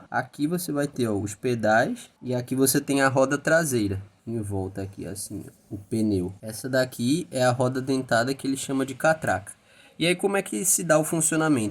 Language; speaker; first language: Portuguese; native; Portuguese